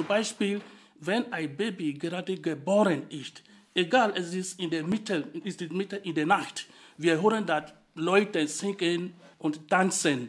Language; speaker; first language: German; non-native, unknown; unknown